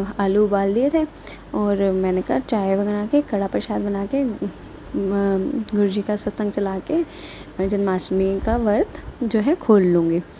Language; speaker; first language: Hindi; native; Hindi